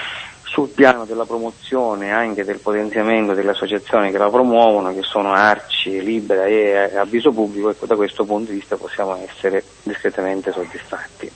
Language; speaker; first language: Italian; native; Italian